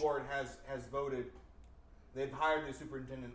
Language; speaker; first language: English; native; English